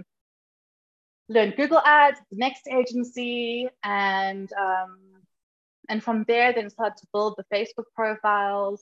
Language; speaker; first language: English; native; English